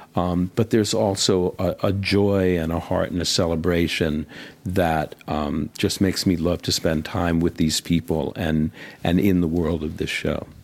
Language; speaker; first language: English; native; English